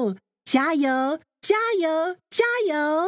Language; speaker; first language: Chinese; non-native, fluent; English